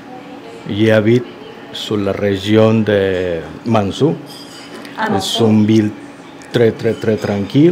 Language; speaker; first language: French; non-native, learner; Spanish